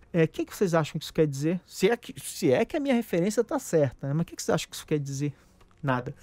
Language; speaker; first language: Portuguese; native; Portuguese